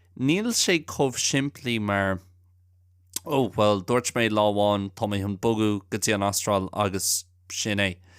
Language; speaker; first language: Irish; non-native, local second language; English